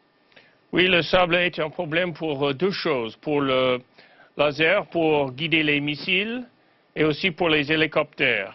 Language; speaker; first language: French; non-native, fluent; English